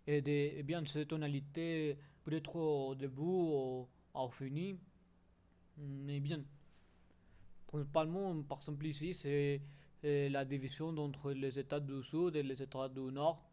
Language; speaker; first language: French; non-native, learner; Spanish